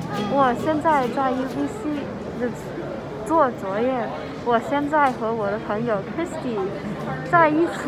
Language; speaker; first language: Chinese; non-native, learner; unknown